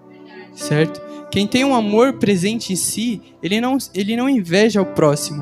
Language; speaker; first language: Portuguese; native; Portuguese